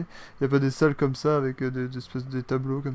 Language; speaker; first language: French; native; French